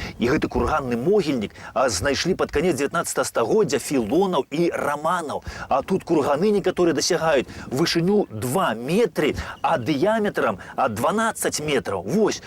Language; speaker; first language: Belarusian; native; Belarusian